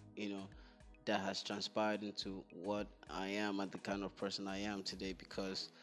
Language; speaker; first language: English; non-native, local second language; Igbo